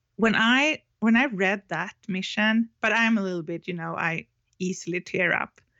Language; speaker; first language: English; non-native, fluent; Swedish